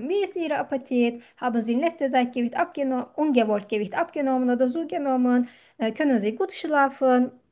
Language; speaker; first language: German; non-native, fluent; Turkish